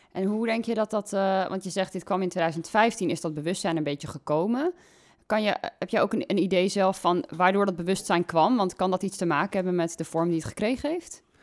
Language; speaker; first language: Dutch; native; Dutch